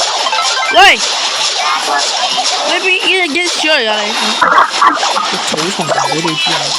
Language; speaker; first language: Chinese; early bilingual, heritage; Cantonese